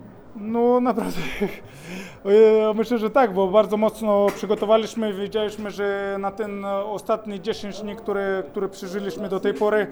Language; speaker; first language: Polish; non-native, fluent; Spanish